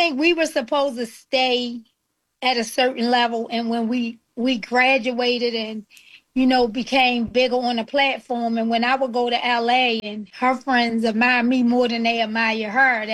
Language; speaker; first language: English; native; English